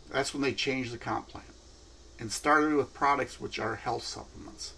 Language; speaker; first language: English; native; English